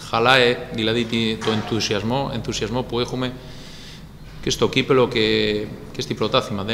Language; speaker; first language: Greek; non-native, fluent; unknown